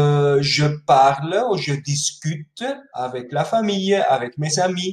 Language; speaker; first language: French; non-native, fluent; Spanish